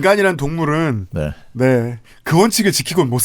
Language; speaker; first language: Korean; native; Korean